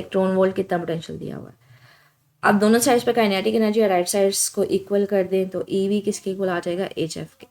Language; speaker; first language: Hindi; non-native, local second language; Punjabi